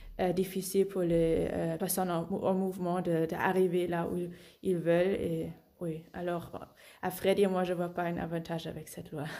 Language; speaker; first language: French; non-native, fluent; German